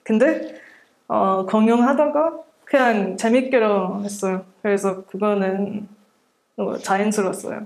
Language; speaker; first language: Korean; early bilingual, heritage; English